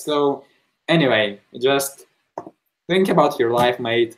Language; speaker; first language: English; non-native, fluent; Ukrainian